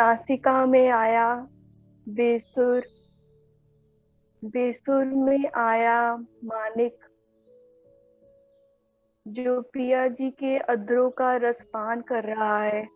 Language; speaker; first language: Hindi; native; Hindi